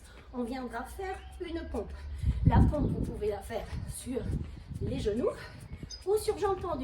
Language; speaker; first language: French; native; French